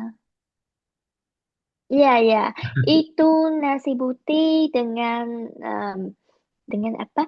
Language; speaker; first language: Indonesian; non-native, learner; Vietnamese